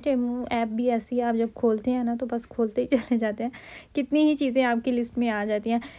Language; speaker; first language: Urdu; native; Urdu